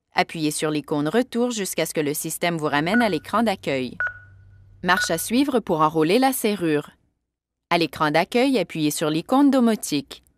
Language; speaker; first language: French; native; French